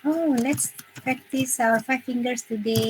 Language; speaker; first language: English; non-native, fluent; Indonesian